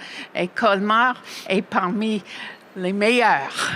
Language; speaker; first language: French; non-native, fluent; English